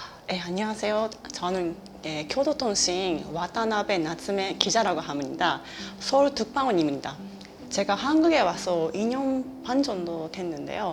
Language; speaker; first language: Korean; non-native, fluent; Japanese